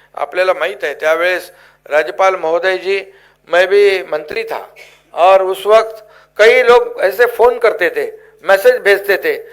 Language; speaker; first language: Hindi; non-native, local second language; Marathi